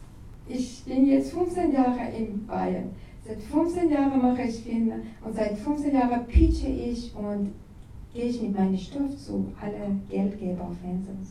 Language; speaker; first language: German; non-native, learner; Persian